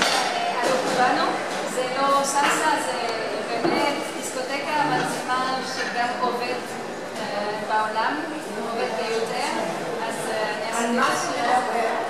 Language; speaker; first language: Hebrew; non-native, learner; French